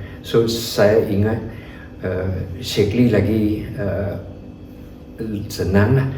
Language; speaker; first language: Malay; non-native, local second language; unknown